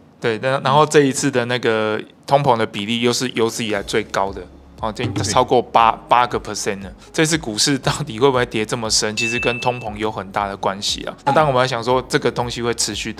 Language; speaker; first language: Chinese; native; Chinese